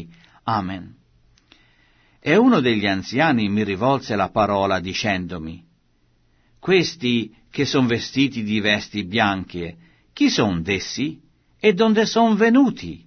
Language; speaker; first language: Italian; native; Italian